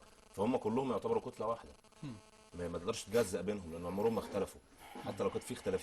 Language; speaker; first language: Arabic; native; Arabic